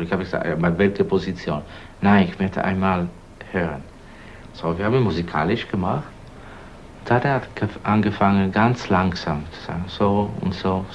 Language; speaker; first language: German; non-native, fluent; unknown